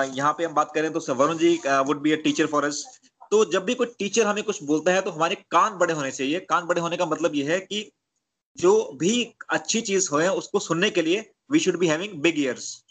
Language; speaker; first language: Hindi; native; Hindi